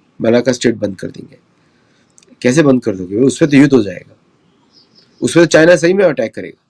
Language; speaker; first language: Hindi; native; Hindi